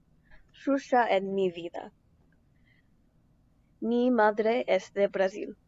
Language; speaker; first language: Spanish; non-native, learner; English